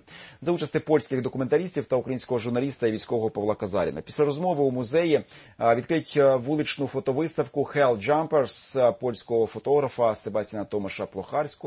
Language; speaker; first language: Ukrainian; native; Ukrainian